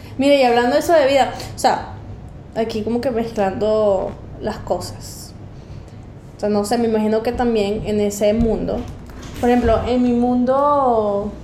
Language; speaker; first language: Spanish; early bilingual, heritage; Spanish